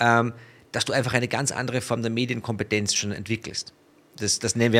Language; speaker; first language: German; native; German